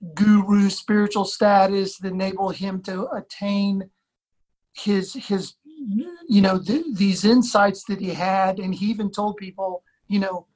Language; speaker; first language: English; native; English